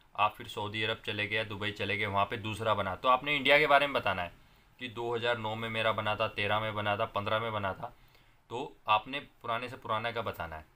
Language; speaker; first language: Hindi; non-native, local second language; Punjabi